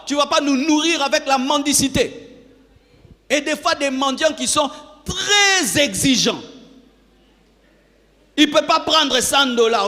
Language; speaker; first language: French; non-native, local second language; Lingala